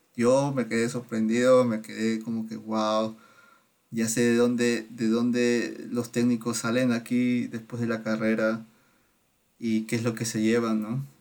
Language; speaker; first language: Spanish; native; Spanish